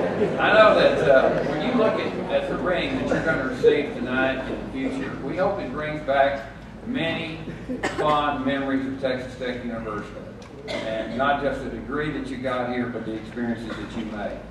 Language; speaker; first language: English; native; English